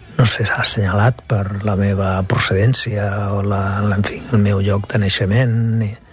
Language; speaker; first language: Catalan; non-native, local second language; Spanish